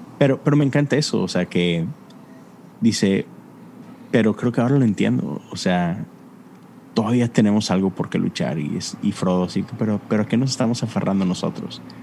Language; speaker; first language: Spanish; native; Spanish